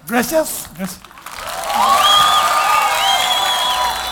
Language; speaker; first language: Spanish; non-native, learner; Japanese